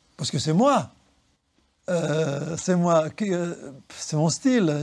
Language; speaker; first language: French; native; French